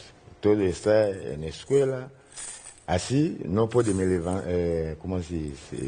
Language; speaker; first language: Spanish; non-native, learner; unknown